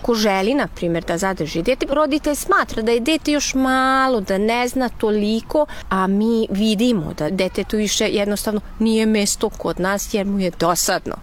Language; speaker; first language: Serbian; non-native, local second language; Hungarian